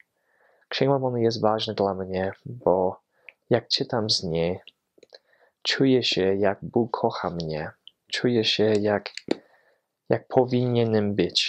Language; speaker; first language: Polish; non-native, fluent; English